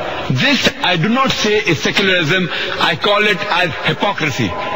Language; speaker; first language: English; non-native, local second language; Urdu